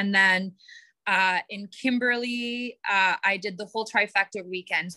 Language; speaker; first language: English; native; English